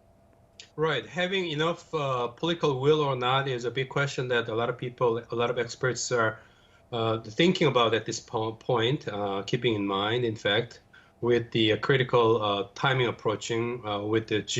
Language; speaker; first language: English; non-native, fluent; Korean